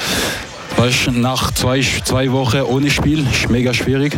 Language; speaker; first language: German; non-native, local second language; French